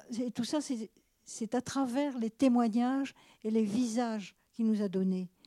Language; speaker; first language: French; native; French